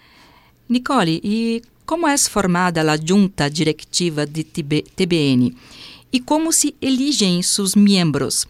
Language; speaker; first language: Spanish; non-native, fluent; Portuguese